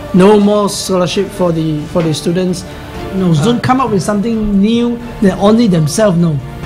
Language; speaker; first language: English; non-native, local second language; Chinese